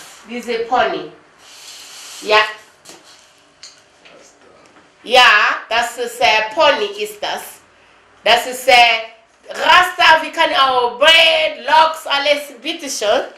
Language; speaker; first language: German; non-native, learner; Lingala